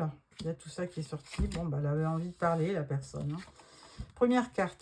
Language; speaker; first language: French; native; French